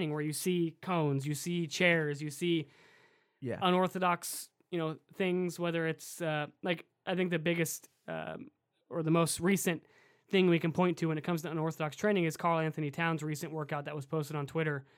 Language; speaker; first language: English; native; English